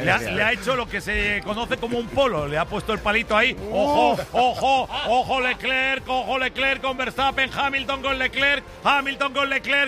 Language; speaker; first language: Spanish; native; Spanish